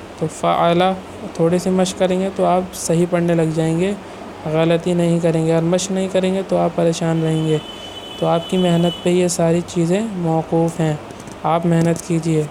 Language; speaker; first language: Urdu; native; Urdu